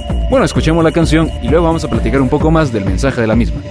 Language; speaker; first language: Spanish; native; Spanish